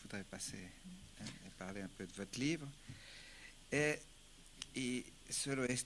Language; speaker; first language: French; non-native, fluent; Spanish